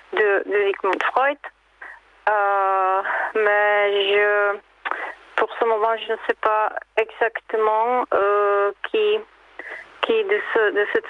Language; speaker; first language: French; non-native, learner; Czech